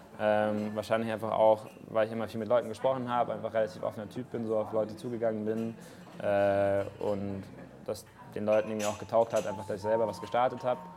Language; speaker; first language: German; native; German